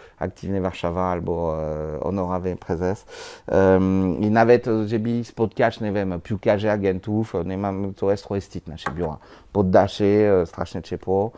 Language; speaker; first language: Polish; non-native, learner; French